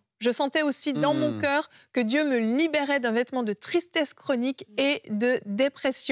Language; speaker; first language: French; native; French